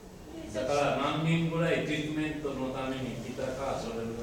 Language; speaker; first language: Japanese; non-native, learner; Bangla